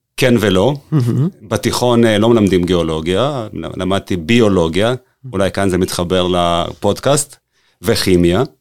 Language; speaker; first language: Hebrew; early bilingual, other home language; Russian